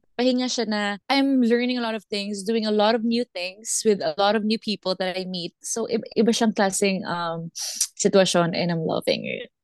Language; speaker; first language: Filipino; non-native, local second language; Cebuano